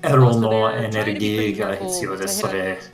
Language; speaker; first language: Japanese; non-native, learner; English